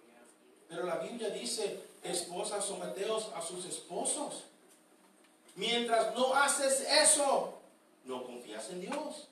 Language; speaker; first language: Spanish; early bilingual, heritage; Spanish